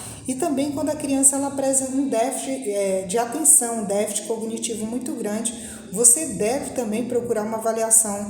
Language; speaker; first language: Portuguese; native; Portuguese